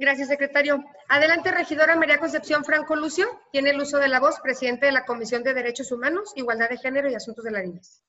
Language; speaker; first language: Spanish; native; Spanish